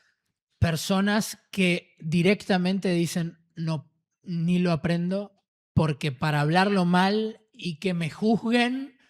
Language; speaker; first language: Spanish; native; Spanish